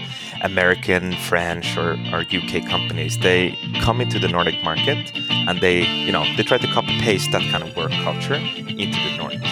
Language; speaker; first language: English; non-native, fluent; Swedish